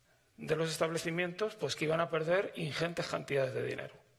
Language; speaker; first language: Spanish; native; Spanish